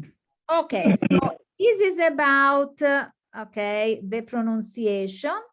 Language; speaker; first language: English; non-native, fluent; Italian